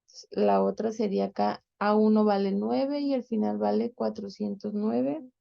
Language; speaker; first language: Spanish; native; Spanish